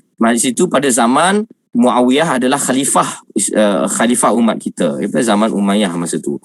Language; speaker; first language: Malay; native; Malay